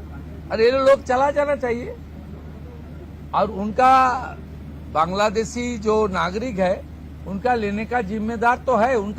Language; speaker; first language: Hindi; non-native, local second language; Bangla